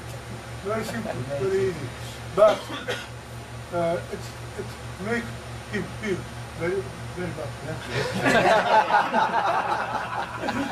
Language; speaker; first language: English; non-native, learner; Japanese